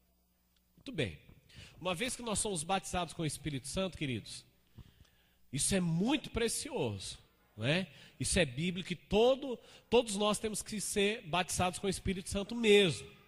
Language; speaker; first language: Portuguese; native; Portuguese